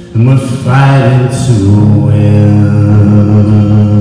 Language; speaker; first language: English; native; English